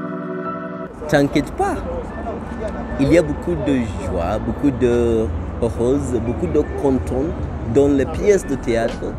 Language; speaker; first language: French; non-native, learner; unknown